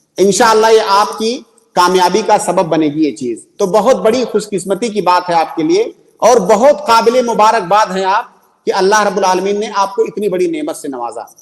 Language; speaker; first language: Urdu; native; Urdu